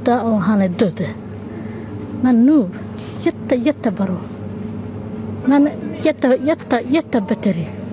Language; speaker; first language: Swedish; non-native, learner; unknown